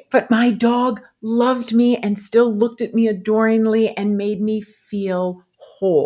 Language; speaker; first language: English; native; English